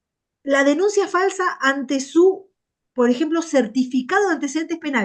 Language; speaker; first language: Spanish; native; Spanish